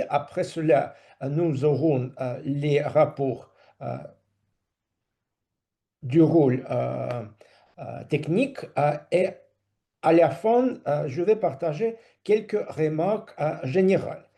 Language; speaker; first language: French; non-native, fluent; Russian